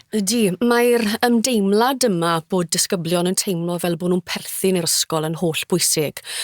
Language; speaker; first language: Welsh; native; Welsh